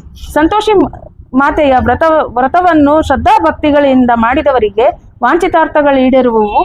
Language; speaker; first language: Kannada; native; Kannada